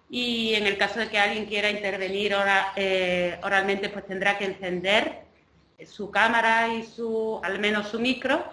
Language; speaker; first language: Spanish; native; Spanish